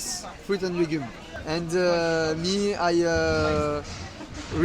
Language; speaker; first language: English; non-native, learner; French